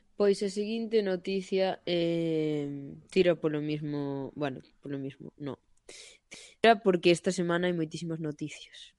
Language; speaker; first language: Galician; non-native, local second language; Spanish